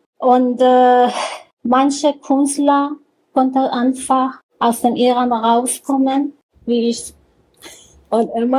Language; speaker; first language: German; non-native, learner; Persian